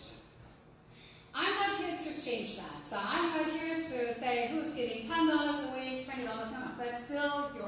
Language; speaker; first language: English; non-native, fluent; German